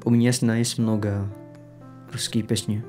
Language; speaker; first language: Russian; non-native, learner; Indonesian